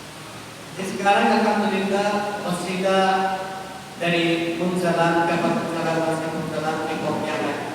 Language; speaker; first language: Indonesian; non-native, learner; Urdu